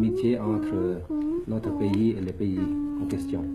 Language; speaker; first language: French; early bilingual, other home language; Thai